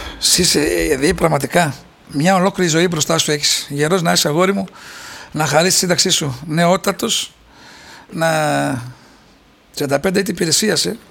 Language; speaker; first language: Greek; native; Greek